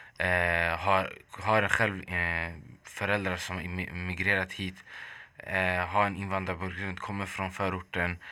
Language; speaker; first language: Swedish; early bilingual, other home language; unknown